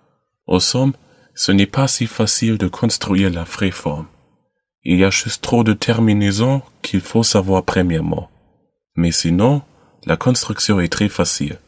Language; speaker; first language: French; non-native, learner; German